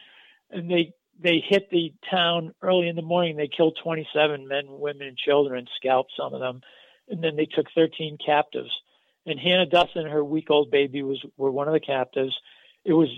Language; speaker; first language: English; native; English